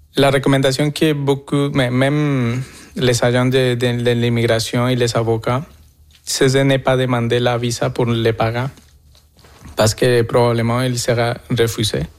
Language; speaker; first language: French; non-native, fluent; Spanish